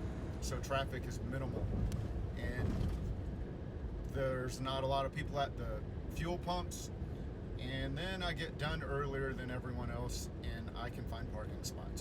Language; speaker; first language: English; native; English